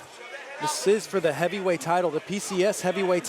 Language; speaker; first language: English; native; English